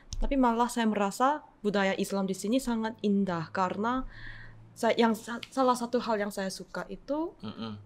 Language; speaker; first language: Indonesian; non-native, fluent; Korean